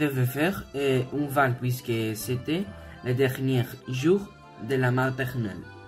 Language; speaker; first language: French; non-native, learner; Spanish